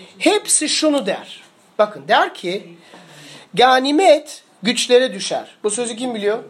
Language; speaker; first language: Turkish; early bilingual, heritage; Turkish